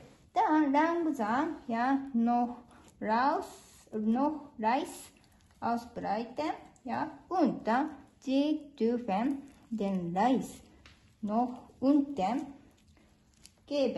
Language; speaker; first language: German; non-native, learner; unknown